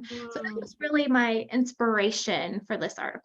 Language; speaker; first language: English; native; English